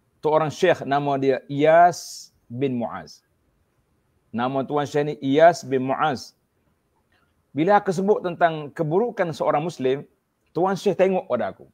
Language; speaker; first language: Malay; native; Malay